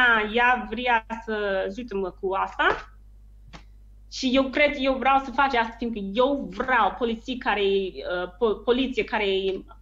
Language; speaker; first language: Romanian; non-native, learner; English